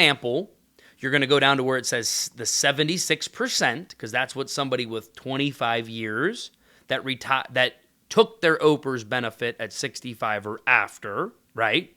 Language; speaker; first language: English; native; English